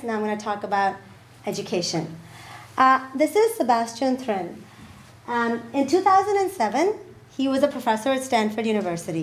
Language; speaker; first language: English; non-native, local second language; Urdu